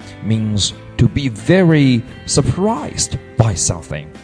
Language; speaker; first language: English; non-native, fluent; Chinese